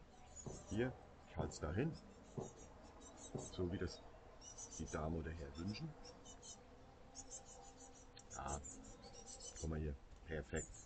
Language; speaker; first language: German; native; German